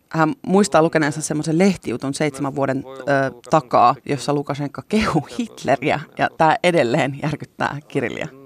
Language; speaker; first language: Finnish; native; Finnish